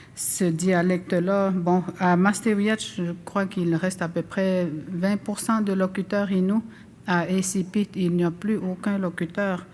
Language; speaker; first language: French; non-native, local second language; Innu-aimun